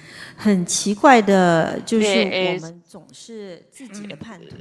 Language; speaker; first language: Chinese; native; Chinese